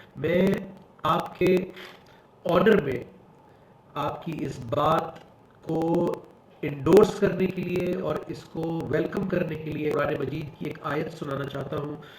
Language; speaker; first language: Urdu; native; Urdu